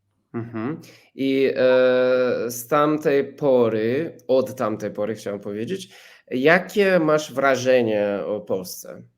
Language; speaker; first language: Polish; non-native, fluent; English